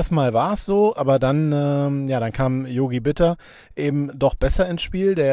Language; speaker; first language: German; native; German